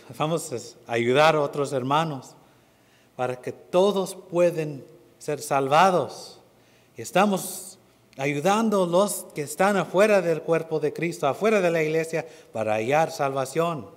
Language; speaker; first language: Spanish; non-native, fluent; English